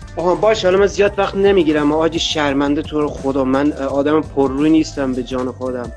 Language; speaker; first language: Persian; non-native, local second language; Azerbaijani